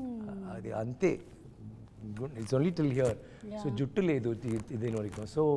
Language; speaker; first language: Telugu; non-native, learner; Tamil